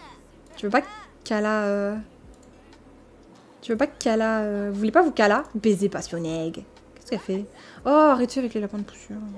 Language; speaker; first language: French; native; French